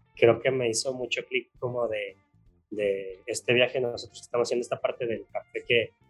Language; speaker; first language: Spanish; native; Spanish